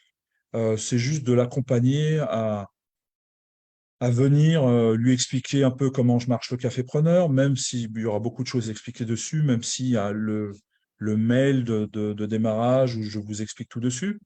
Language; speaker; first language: French; native; French